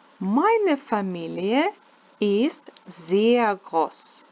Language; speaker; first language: German; non-native, fluent; Ukrainian